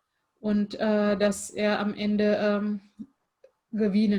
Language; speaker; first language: German; non-native, fluent; Indonesian